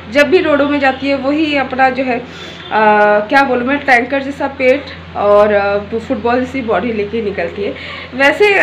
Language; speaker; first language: Hindi; non-native, local second language; Bangla